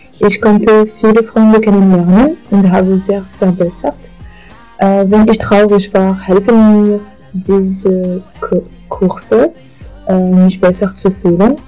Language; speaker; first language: German; non-native, learner; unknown